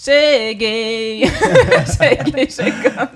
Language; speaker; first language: Portuguese; non-native, fluent; Russian